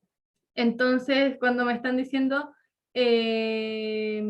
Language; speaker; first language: Spanish; native; Spanish